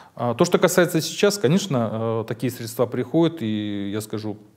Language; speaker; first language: Russian; native; Russian